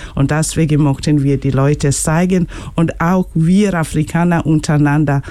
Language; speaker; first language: German; non-native, learner; Luo (Kenya and Tanzania)